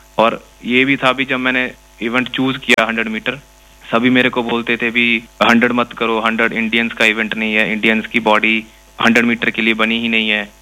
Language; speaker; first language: Hindi; non-native, local second language; Punjabi